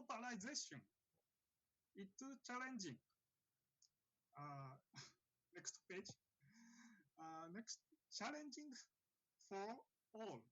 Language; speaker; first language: English; non-native, fluent; Japanese